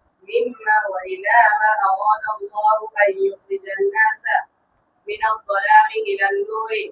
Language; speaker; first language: Arabic; non-native, learner; Bangla